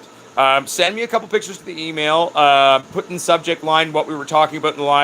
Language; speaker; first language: English; native; English